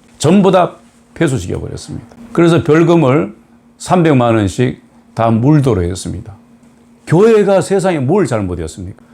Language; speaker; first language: Korean; native; Korean